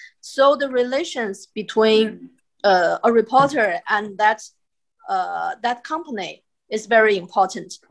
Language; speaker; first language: English; non-native, fluent; Chinese